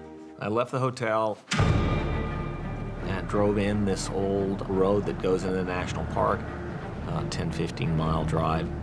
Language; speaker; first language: English; native; English